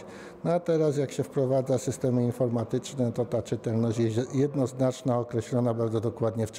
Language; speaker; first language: Polish; native; Polish